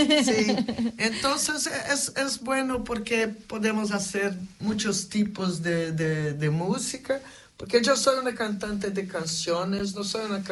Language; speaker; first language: Spanish; non-native, fluent; Portuguese